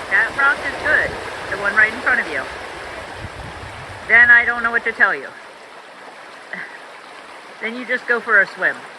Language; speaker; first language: English; native; English